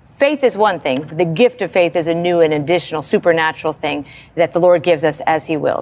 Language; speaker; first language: English; native; English